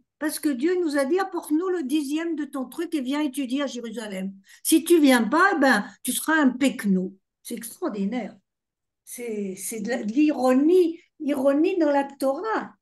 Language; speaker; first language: French; native; French